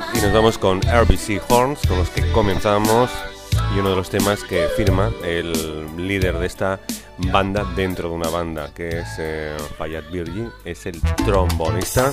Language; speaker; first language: Spanish; native; Spanish